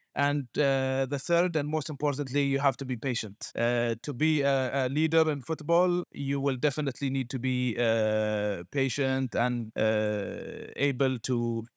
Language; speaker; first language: English; non-native, fluent; Arabic